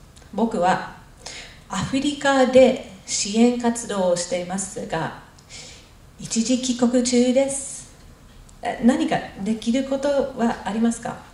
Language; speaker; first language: Japanese; non-native, fluent; English